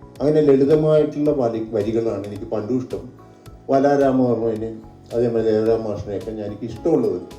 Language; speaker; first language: Malayalam; native; Malayalam